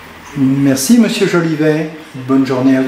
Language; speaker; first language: French; native; French